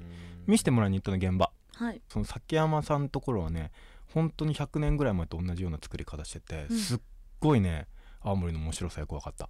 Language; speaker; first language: Japanese; native; Japanese